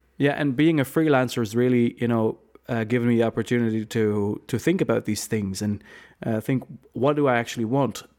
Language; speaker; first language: English; non-native, fluent; Low German